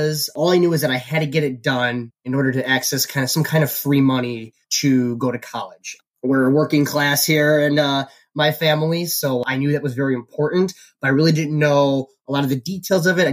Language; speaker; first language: English; native; English